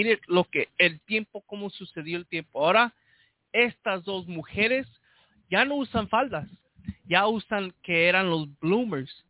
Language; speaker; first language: Spanish; early bilingual, heritage; Spanish